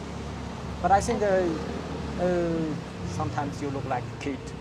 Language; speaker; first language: English; non-native, learner; Chinese